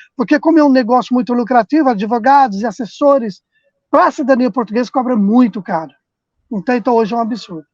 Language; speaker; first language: Portuguese; native; Portuguese